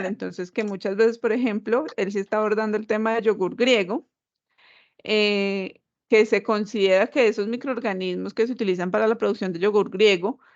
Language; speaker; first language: Spanish; native; Spanish